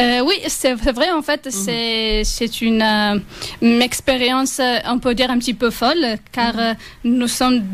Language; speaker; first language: French; non-native, fluent; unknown